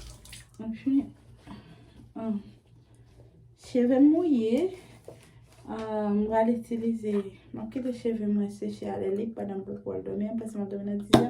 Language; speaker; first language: French; non-native, learner; Haitian Creole